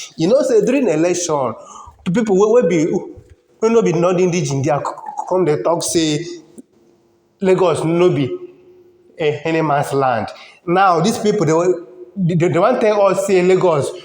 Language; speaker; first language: Nigerian Pidgin; non-native, local second language; Igbo